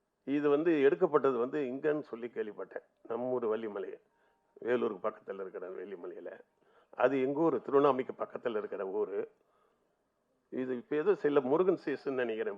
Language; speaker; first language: Tamil; native; Tamil